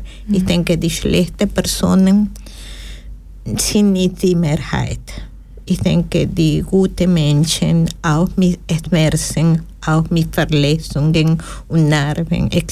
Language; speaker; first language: German; non-native, learner; Spanish